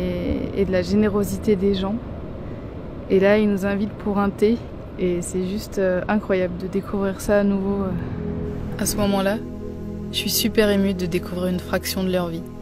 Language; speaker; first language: French; native; French